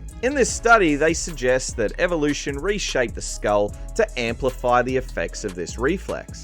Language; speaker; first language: English; native; English